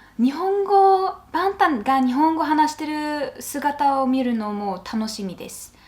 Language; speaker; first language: Japanese; non-native, fluent; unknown